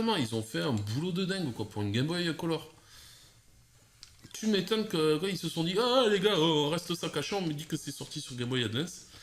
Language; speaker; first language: French; native; French